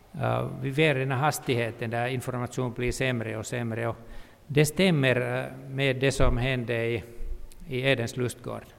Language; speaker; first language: Swedish; non-native, local second language; Finnish